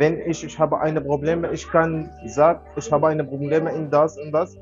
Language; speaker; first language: German; non-native, learner; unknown